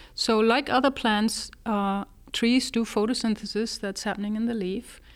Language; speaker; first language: English; non-native, fluent; German